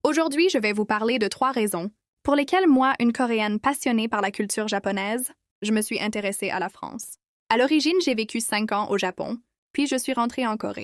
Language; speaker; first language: French; non-native, fluent; Korean